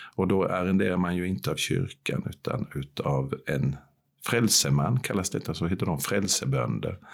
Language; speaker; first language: Swedish; native; Swedish